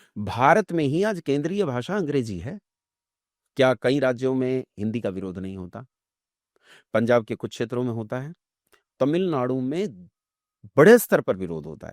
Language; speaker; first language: Hindi; native; Hindi